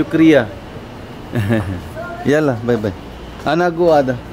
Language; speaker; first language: Arabic; non-native, learner; Filipino